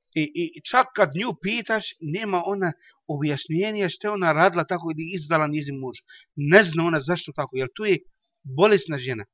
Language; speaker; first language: Croatian; non-native, learner; Arabic